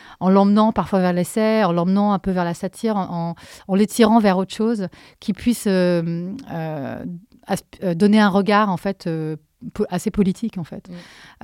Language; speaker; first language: French; native; French